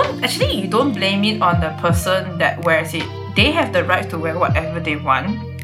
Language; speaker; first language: English; non-native, local second language; Chinese